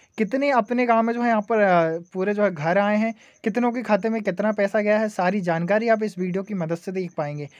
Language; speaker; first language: Hindi; native; Hindi